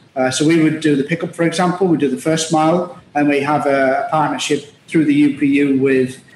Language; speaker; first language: English; native; English